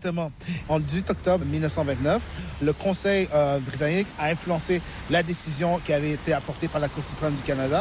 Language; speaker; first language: French; native; French